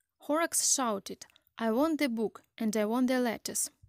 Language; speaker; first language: English; non-native, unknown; Ukrainian